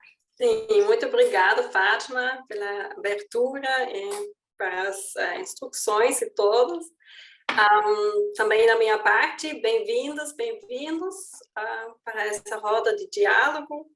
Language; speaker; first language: Portuguese; non-native, fluent; German